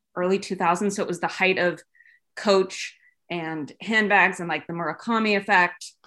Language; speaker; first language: English; native; English